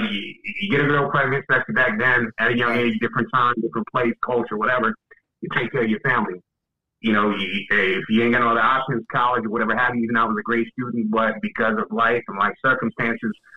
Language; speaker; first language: English; native; English